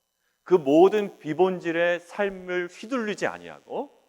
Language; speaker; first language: Korean; native; Korean